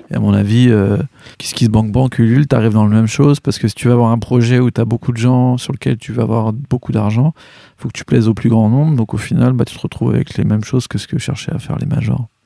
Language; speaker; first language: French; native; French